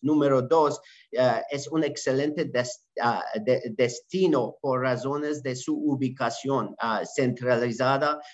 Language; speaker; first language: Spanish; non-native, learner; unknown